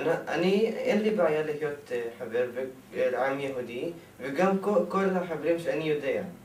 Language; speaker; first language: Hebrew; non-native, local second language; Arabic